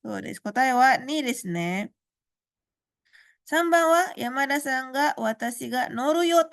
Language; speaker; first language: Japanese; non-native, fluent; Indonesian